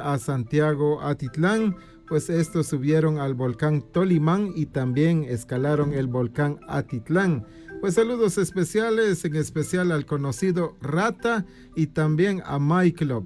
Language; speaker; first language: Spanish; non-native, local second language; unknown